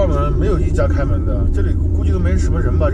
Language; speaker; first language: Chinese; native; Chinese